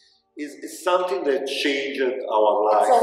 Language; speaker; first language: English; non-native, learner; Italian